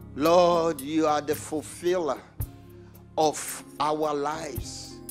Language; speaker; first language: English; non-native, local second language; Akan